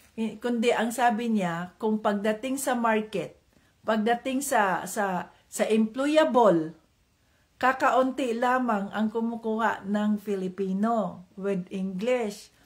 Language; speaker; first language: Filipino; non-native, local second language; Cebuano